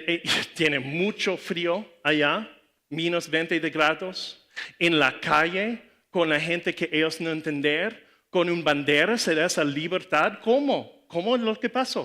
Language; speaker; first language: Spanish; non-native, learner; English